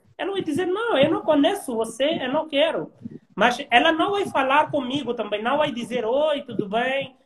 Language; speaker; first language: Portuguese; non-native, learner; Hindi